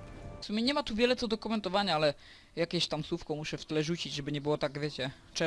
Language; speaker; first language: Polish; native; Polish